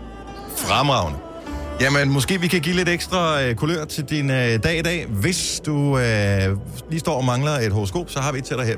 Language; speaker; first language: Danish; native; Danish